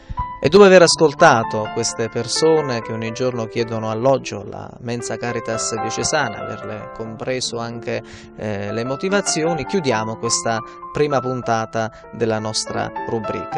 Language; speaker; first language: Italian; native; Italian